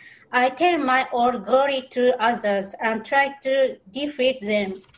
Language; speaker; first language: English; non-native, learner; Japanese